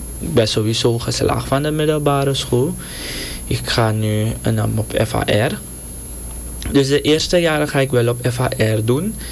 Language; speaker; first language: Dutch; native; Dutch